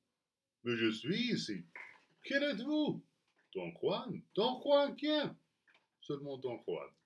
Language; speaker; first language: French; non-native, fluent; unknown